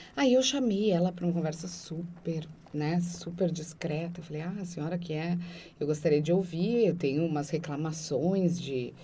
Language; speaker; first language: Portuguese; native; Portuguese